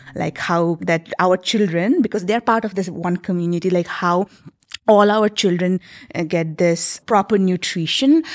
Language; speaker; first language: English; non-native, local second language; Nepali